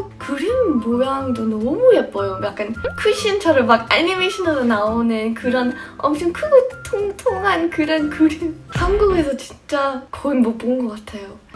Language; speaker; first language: Korean; non-native, fluent; English